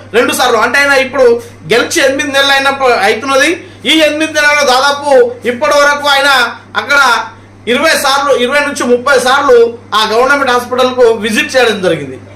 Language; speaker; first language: Telugu; non-native, local second language; Marathi